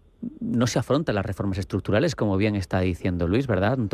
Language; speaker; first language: Spanish; native; Spanish